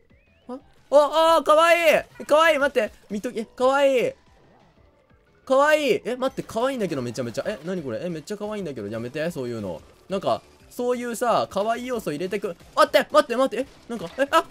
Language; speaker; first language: Japanese; native; Japanese